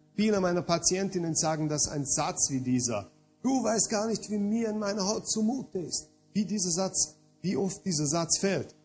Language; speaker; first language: German; non-native, fluent; Hungarian